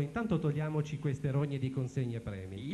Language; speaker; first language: Italian; native; Italian